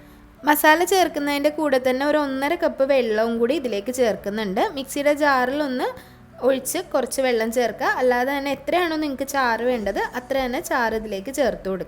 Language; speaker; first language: Malayalam; native; Malayalam